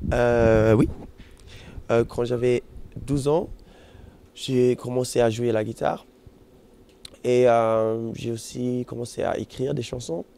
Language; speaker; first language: French; non-native, fluent; German